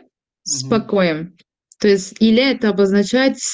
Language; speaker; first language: Russian; non-native, fluent; Turkish